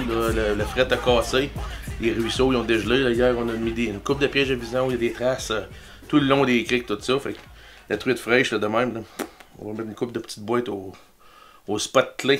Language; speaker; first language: French; native; French